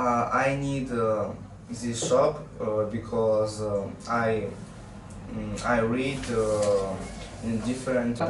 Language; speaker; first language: English; non-native, learner; Russian